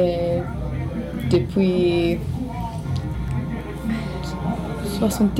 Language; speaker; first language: French; non-native, learner; English